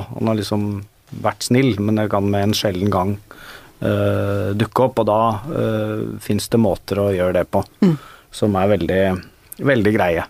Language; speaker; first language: Norwegian; native; Norwegian